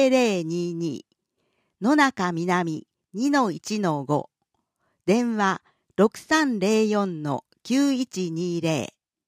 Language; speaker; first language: Japanese; native; Japanese